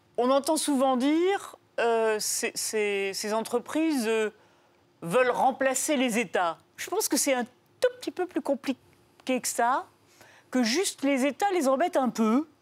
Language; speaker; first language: French; native; French